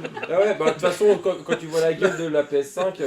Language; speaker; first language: French; native; French